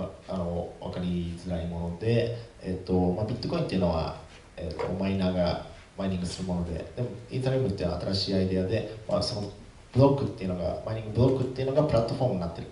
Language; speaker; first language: Japanese; native; Japanese